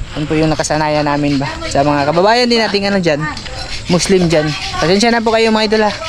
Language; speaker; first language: Filipino; non-native, local second language; Cebuano